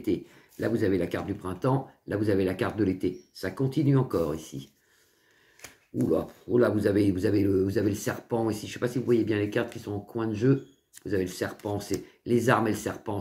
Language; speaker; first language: French; native; French